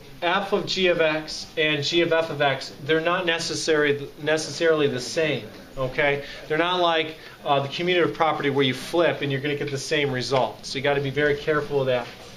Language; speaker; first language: English; native; English